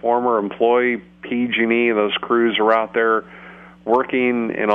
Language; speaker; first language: English; native; English